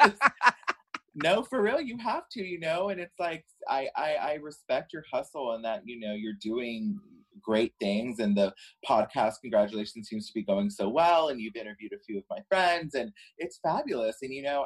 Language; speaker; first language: English; native; English